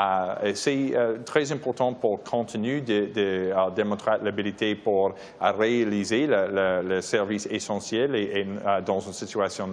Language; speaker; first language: French; non-native, learner; English